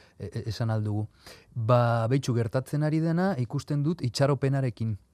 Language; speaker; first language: Basque; non-native, local second language; Spanish